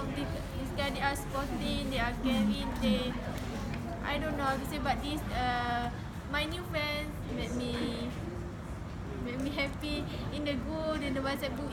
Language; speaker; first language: English; non-native, local second language; Malay